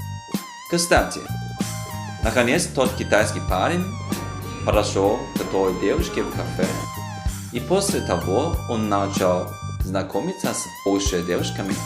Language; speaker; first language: Russian; non-native, fluent; Chinese